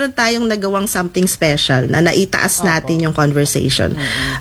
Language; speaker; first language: Filipino; native; Filipino